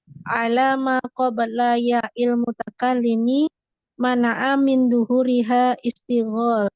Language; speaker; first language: Arabic; non-native, learner; Indonesian